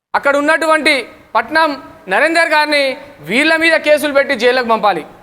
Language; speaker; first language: Telugu; non-native, local second language; Lambadi